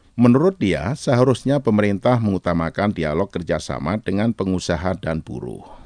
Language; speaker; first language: Indonesian; native; Indonesian